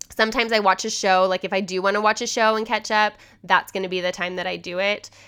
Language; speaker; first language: English; native; English